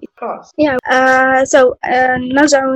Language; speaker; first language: English; non-native, local second language; Arabic